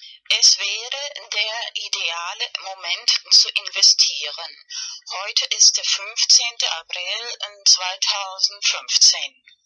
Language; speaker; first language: German; non-native, fluent; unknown